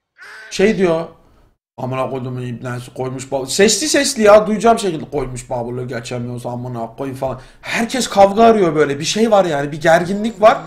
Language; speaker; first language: Turkish; native; Turkish